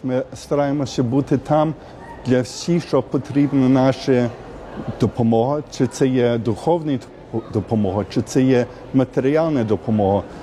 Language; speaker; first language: Ukrainian; early bilingual, heritage; Ukrainian